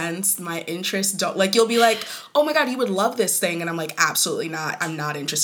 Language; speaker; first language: English; native; English